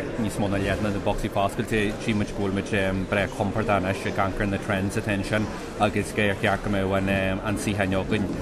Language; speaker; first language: Irish; native; Irish